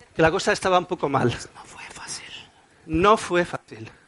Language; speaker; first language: Spanish; non-native, fluent; Wolof